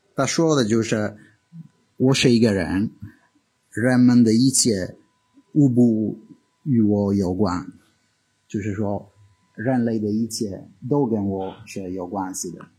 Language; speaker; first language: Chinese; non-native, fluent; Italian